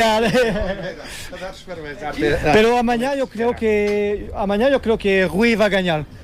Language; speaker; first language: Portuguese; non-native, learner; French